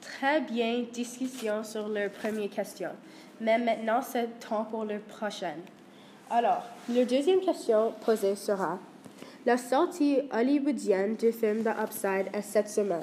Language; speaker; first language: French; non-native, learner; English